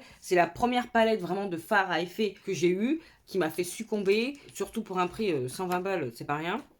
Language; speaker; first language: French; native; French